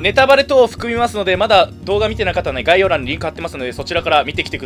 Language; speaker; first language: Japanese; native; Japanese